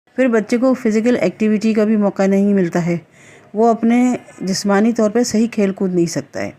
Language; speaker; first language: Urdu; native; Urdu